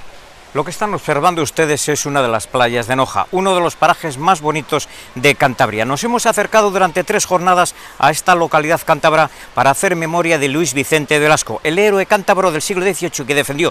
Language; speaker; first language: Spanish; native; Spanish